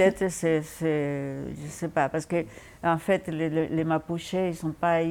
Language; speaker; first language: French; non-native, fluent; Spanish